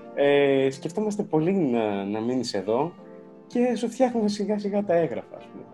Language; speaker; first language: Greek; early bilingual, other home language; Ukrainian